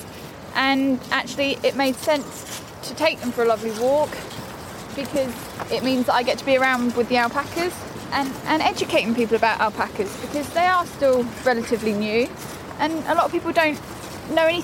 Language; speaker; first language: English; native; English